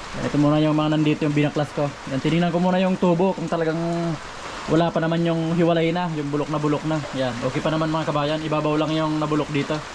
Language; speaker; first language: Filipino; non-native, local second language; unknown